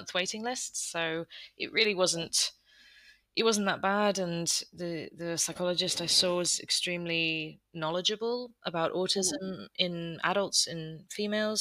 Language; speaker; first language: English; native; English